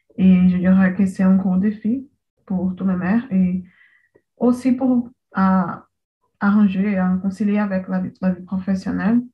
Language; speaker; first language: French; non-native, learner; Portuguese